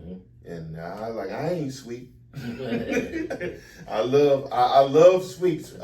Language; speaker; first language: English; native; English